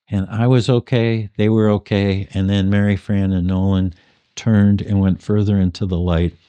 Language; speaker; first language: English; native; English